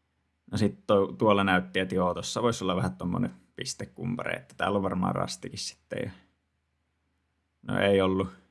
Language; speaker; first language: Finnish; native; Finnish